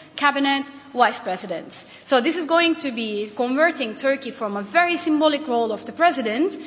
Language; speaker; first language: English; non-native, fluent; Turkish